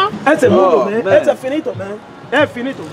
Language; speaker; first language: Spanish; non-native, learner; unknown